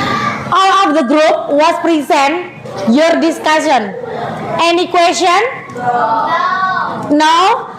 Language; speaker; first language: English; non-native, learner; Indonesian